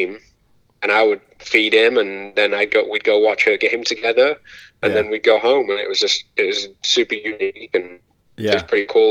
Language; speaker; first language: English; native; English